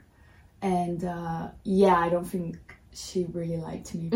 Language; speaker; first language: English; non-native, fluent; Portuguese